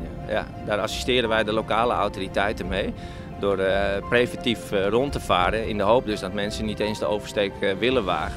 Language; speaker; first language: Dutch; native; Dutch